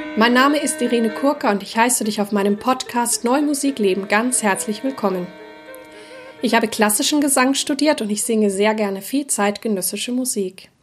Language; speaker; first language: German; native; German